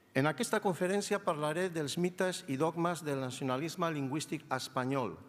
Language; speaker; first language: Catalan; non-native, fluent; Spanish